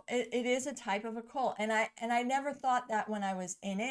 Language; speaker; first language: English; native; English